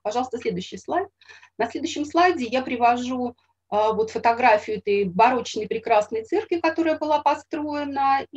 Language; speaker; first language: Russian; native; Russian